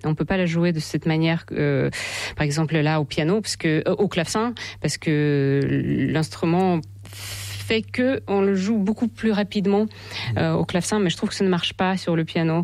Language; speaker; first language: French; non-native, fluent; Russian